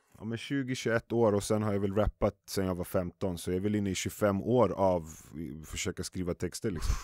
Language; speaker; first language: Swedish; early bilingual, other home language; Arabic